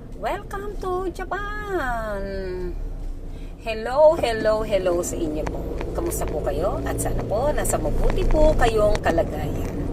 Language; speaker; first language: Filipino; native; Filipino